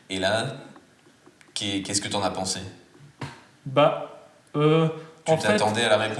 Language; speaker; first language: French; native; French